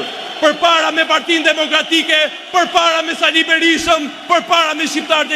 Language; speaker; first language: Albanian; native; Albanian